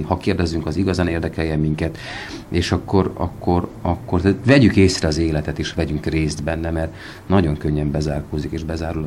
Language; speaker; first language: Hungarian; native; Hungarian